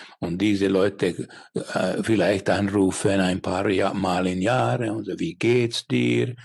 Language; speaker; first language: German; non-native, learner; Finnish